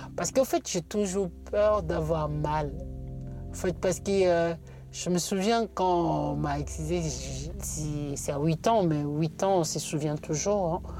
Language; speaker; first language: French; non-native, local second language; Bambara